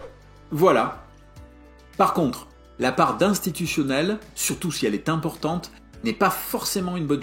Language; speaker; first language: French; native; French